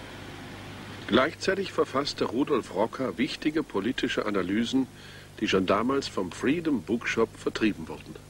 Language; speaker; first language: German; native; German